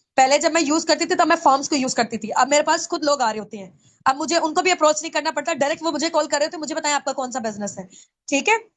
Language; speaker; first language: Urdu; non-native, local second language; Punjabi